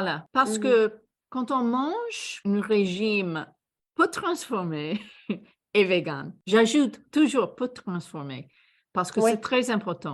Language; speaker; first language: French; non-native, fluent; English